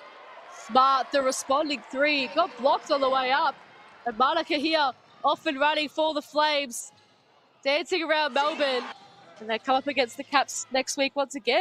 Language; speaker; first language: English; native; English